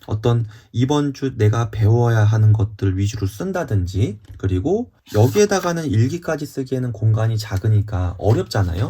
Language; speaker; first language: Korean; native; Korean